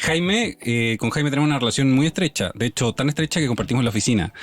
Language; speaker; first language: Spanish; native; Spanish